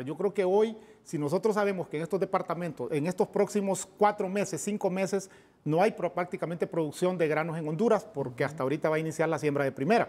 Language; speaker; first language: Spanish; native; Spanish